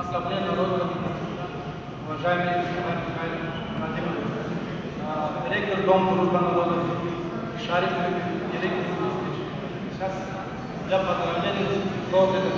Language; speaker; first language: Russian; non-native, fluent; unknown